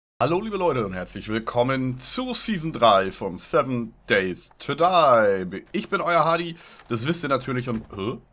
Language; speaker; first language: German; native; German